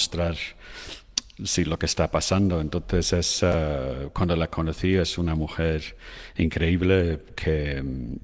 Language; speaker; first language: Spanish; non-native, fluent; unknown